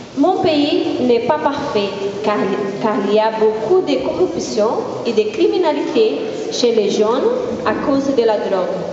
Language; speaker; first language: French; non-native, learner; Portuguese